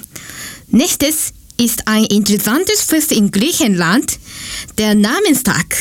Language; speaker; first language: German; non-native, learner; Japanese